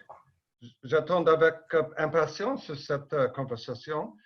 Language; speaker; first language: French; non-native, fluent; English